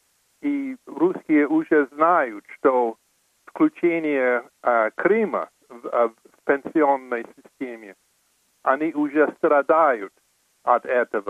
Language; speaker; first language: Russian; non-native, fluent; English